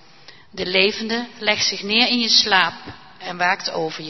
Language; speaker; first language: Dutch; native; Dutch